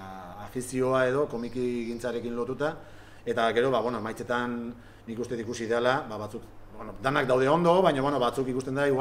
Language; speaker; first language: Basque; native; Basque